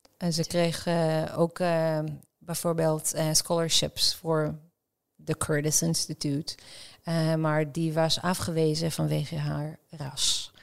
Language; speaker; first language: Dutch; non-native, fluent; Hebrew